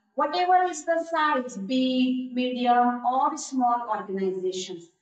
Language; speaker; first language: English; non-native, local second language; Hindi